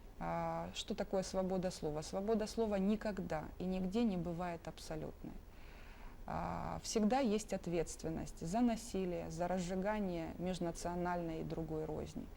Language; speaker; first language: Russian; native; Russian